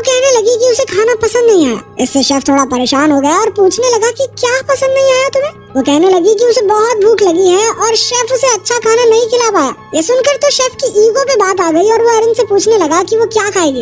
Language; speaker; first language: Hindi; native; Hindi